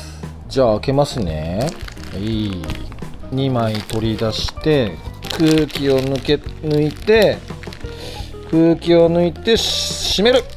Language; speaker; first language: Japanese; native; Japanese